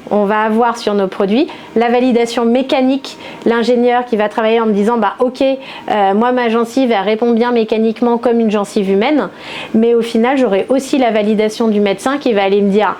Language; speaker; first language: French; native; French